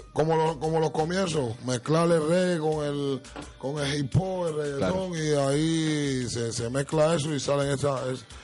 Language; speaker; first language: Spanish; native; Spanish